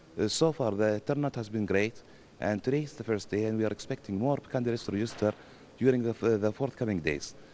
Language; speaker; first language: English; non-native, fluent; Arabic